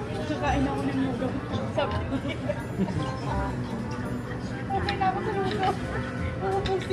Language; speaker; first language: Filipino; non-native, fluent; Indonesian